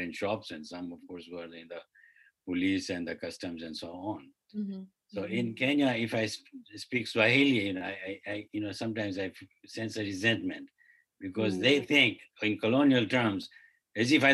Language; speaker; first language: English; non-native, local second language; Kachhi